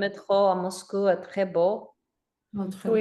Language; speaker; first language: French; non-native, learner; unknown